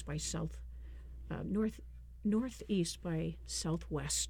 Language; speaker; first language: English; native; English